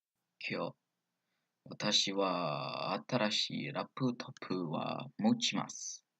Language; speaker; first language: Japanese; non-native, learner; English